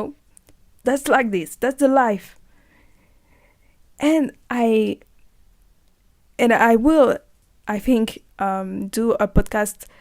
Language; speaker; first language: English; non-native, learner; French